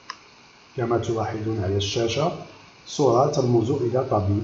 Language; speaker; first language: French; non-native, local second language; Arabic